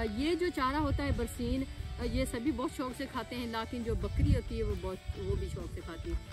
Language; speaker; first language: Urdu; non-native, local second language; Punjabi